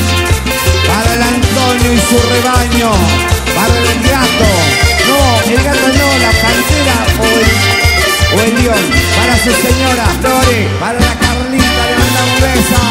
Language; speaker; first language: Spanish; native; Spanish